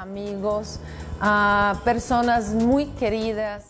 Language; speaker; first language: Spanish; non-native, fluent; Portuguese